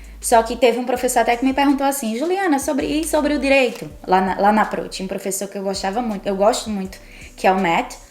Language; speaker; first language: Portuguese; native; Portuguese